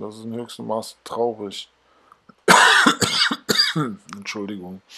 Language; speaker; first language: German; native; German